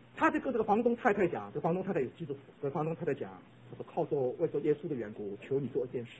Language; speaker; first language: Chinese; native; Chinese